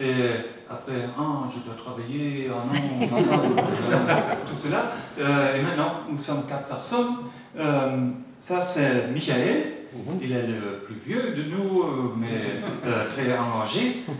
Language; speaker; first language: French; non-native, learner; German